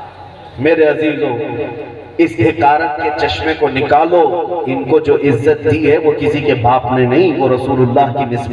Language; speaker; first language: Urdu; native; Urdu